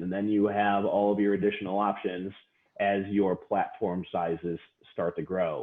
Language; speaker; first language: English; native; English